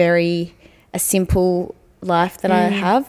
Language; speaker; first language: English; native; English